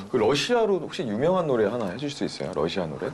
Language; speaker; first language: Korean; native; Korean